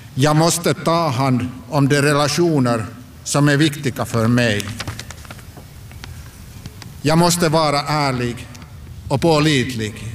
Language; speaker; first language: Swedish; non-native, local second language; Finnish